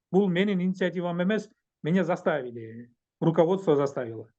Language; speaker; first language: Russian; non-native, local second language; Kyrgyz